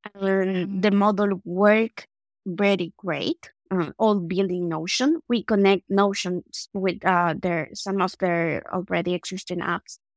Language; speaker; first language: English; non-native, fluent; Spanish